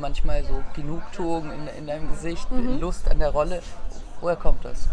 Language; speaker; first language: German; native; German